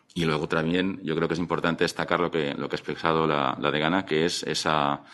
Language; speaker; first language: Spanish; non-native, local second language; Catalan